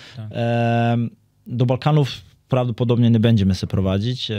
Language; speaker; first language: Polish; non-native, fluent; Serbian